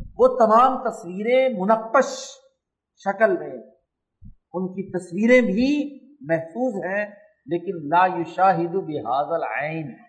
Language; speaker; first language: Urdu; non-native, local second language; Punjabi